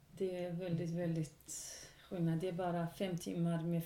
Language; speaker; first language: Swedish; non-native, local second language; Kurdish